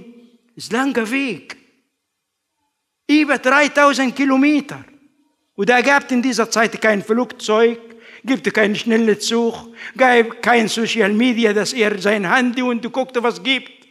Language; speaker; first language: German; non-native, learner; Arabic